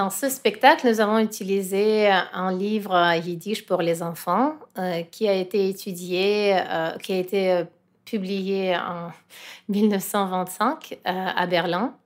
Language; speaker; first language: French; non-native, fluent; Russian